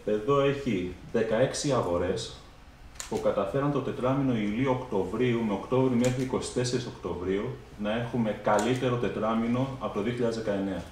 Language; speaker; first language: Greek; native; Greek